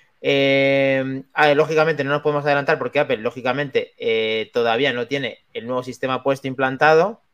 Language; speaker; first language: Spanish; native; Spanish